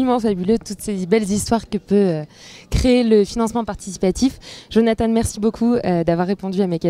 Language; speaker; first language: French; native; French